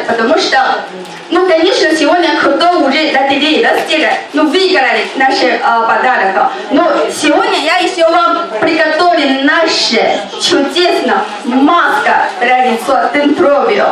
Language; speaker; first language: Russian; non-native, learner; Chinese